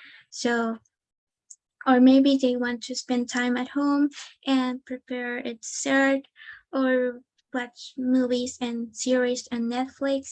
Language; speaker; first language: English; non-native, learner; Spanish